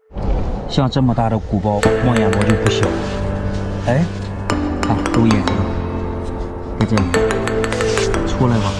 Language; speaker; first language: Chinese; native; Chinese